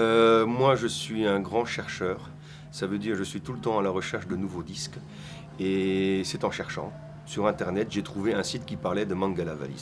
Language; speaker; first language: French; native; French